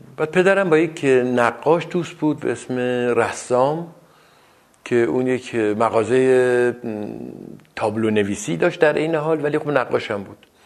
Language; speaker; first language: Persian; non-native, local second language; Azerbaijani